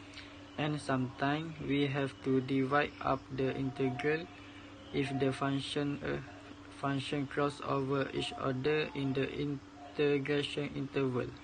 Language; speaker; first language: English; non-native, local second language; Malay